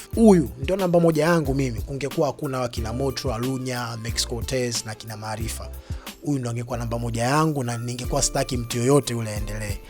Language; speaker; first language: Swahili; native; Swahili